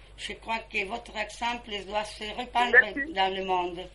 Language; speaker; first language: French; non-native, fluent; Spanish